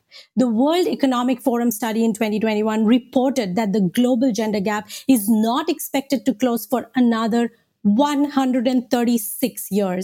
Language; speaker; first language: English; non-native, local second language; Hindi